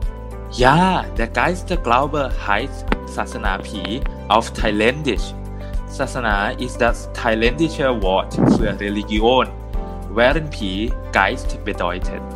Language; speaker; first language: German; non-native, learner; Thai